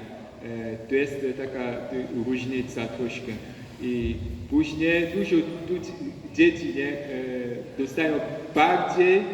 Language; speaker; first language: Polish; non-native, learner; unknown